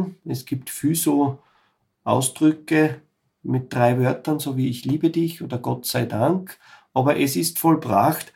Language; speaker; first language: German; native; German